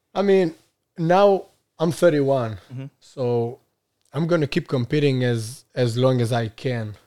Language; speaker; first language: English; non-native, fluent; Albanian